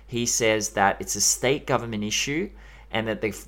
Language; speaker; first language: English; native; English